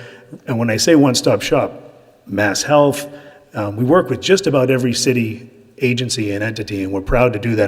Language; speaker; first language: English; native; English